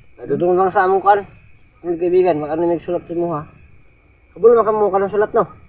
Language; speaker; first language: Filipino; non-native, local second language; Cebuano